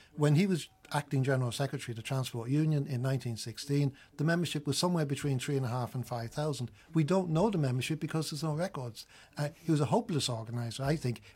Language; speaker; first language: English; native; English